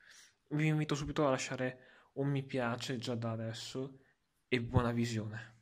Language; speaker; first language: Italian; native; Italian